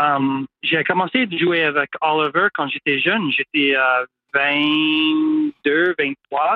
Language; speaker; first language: French; non-native, local second language; English